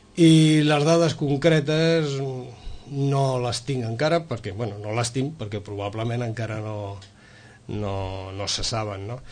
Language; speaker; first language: Catalan; non-native, local second language; Spanish